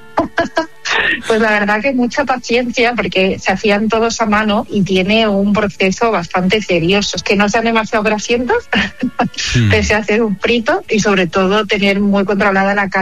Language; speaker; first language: Spanish; native; Spanish